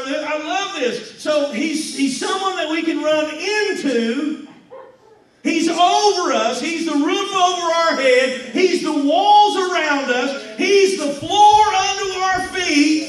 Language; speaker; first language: English; native; English